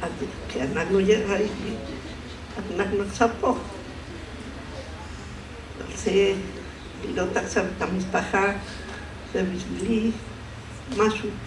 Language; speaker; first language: Hebrew; non-native, fluent; Spanish